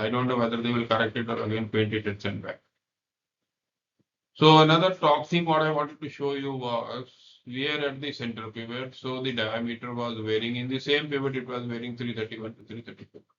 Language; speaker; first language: English; non-native, local second language; Hindi